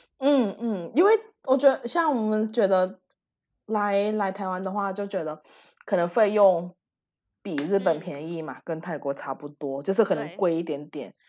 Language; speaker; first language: Chinese; early bilingual, heritage; Chinese